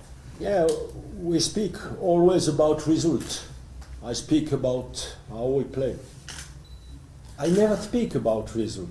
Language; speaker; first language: English; non-native, learner; French